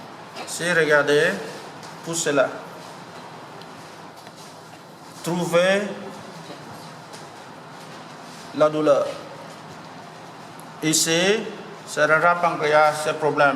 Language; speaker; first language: French; non-native, learner; Vietnamese